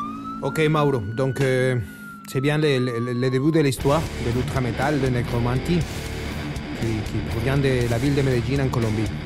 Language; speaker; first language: French; non-native, fluent; Spanish